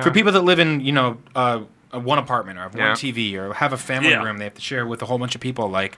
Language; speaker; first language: English; early bilingual, other home language; Italian